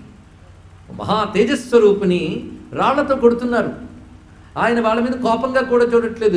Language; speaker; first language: Telugu; native; Telugu